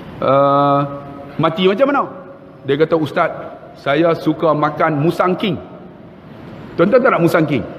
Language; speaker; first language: Malay; native; Malay